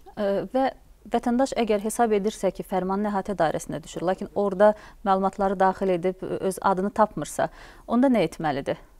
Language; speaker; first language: Azerbaijani; native; Azerbaijani